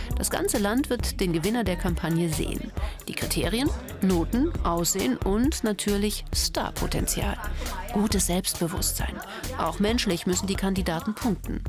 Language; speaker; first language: German; native; German